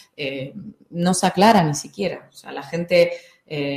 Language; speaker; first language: Spanish; non-native, fluent; Russian